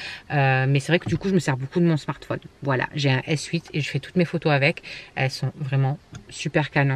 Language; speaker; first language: French; native; French